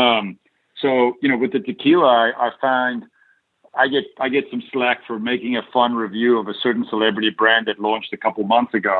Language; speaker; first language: English; native; English